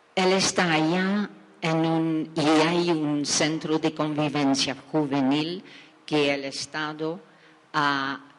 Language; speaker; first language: Spanish; non-native, fluent; French